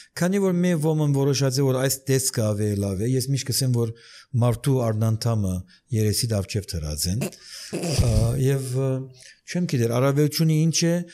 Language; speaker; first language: Armenian; early bilingual, heritage; Armenian